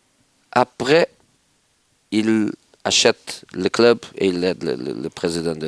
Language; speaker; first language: French; non-native, fluent; Portuguese